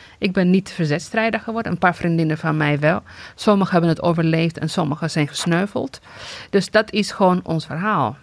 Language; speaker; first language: Dutch; non-native, fluent; Tigrinya